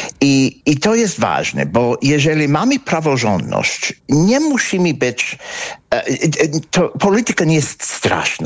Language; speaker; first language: Polish; non-native, fluent; English